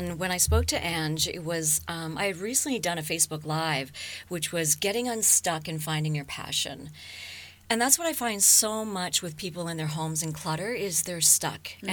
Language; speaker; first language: English; native; English